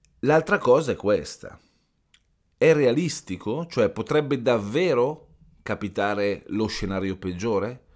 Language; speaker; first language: Italian; native; Italian